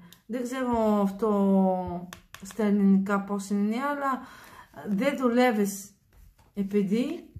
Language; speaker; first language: Greek; non-native, learner; Bulgarian